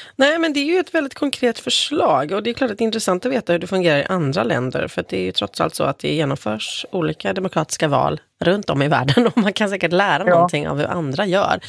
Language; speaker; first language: Swedish; native; Swedish